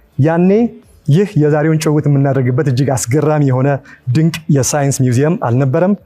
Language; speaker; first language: Amharic; native; Amharic